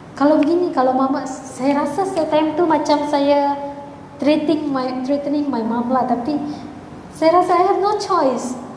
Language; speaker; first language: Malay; native; Malay